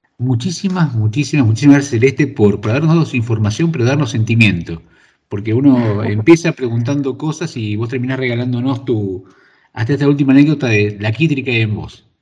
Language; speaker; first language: Spanish; native; Spanish